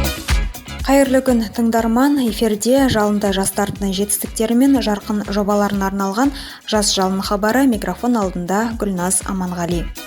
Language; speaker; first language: Kazakh; native; Kazakh